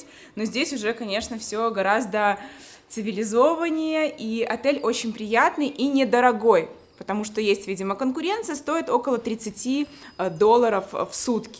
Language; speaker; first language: Russian; native; Russian